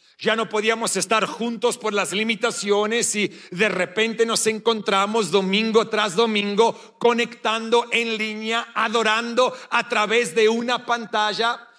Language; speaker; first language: Spanish; non-native, fluent; English